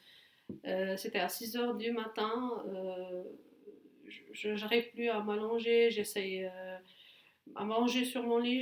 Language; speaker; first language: French; non-native, fluent; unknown